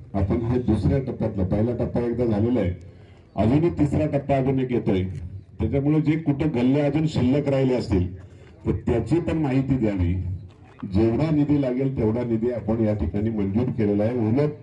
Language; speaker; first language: Marathi; native; Marathi